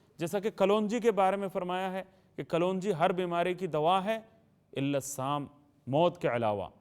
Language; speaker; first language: Urdu; native; Urdu